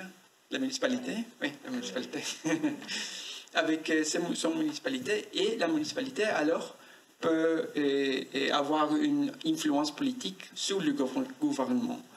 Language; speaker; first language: French; non-native, learner; Spanish